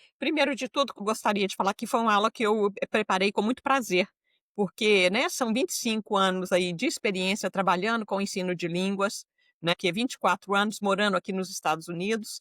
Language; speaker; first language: Portuguese; native; Portuguese